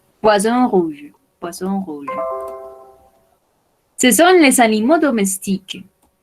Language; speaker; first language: French; non-native, fluent; Spanish